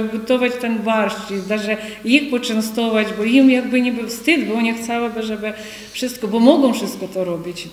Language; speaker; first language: Polish; non-native, fluent; Ukrainian